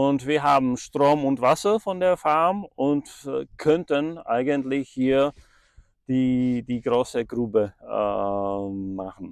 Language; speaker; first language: German; non-native, fluent; Czech